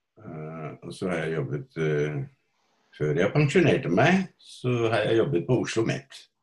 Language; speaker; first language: Norwegian; non-native, fluent; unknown